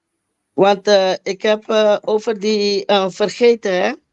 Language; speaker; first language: Dutch; non-native, fluent; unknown